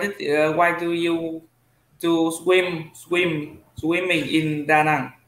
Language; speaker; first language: English; non-native, learner; Vietnamese